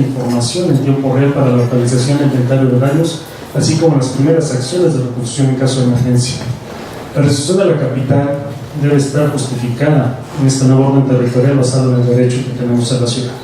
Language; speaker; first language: Spanish; native; Spanish